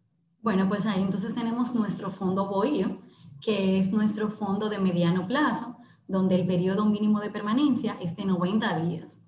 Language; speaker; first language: Spanish; native; Spanish